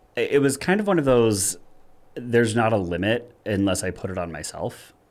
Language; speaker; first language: English; early bilingual, other home language; German